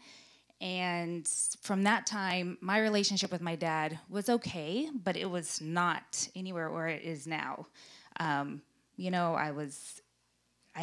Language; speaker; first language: English; native; English